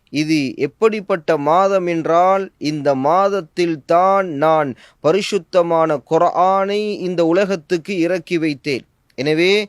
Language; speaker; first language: Tamil; native; Tamil